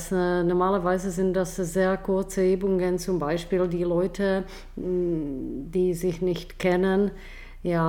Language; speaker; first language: German; non-native, fluent; Czech